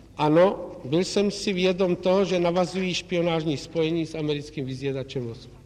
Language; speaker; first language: Czech; native; Czech